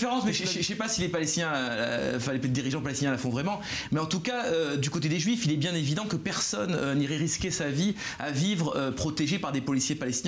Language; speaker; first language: French; native; French